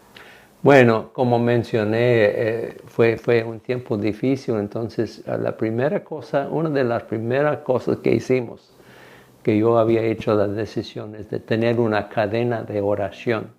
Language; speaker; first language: Spanish; non-native, fluent; English